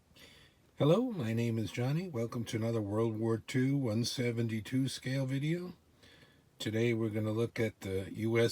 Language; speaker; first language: English; native; English